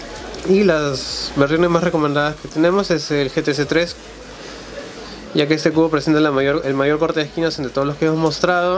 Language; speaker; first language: Spanish; native; Spanish